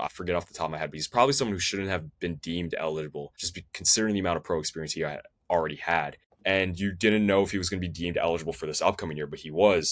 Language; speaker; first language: English; native; English